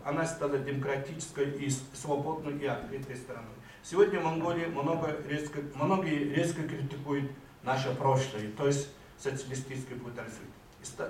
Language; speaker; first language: Russian; non-native, fluent; Mongolian